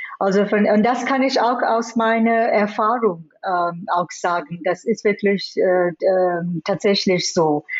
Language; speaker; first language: German; non-native, fluent; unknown